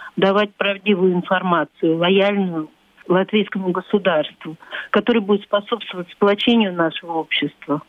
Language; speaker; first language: Russian; non-native, local second language; Latvian